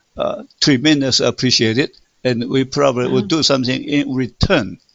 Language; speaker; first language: English; non-native, fluent; Min Nan Chinese